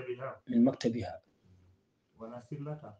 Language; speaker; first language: Arabic; non-native, learner; Fula